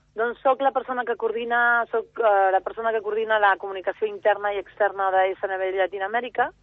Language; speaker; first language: Catalan; early bilingual, other home language; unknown